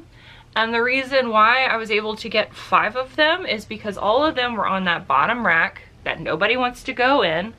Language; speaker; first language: English; native; English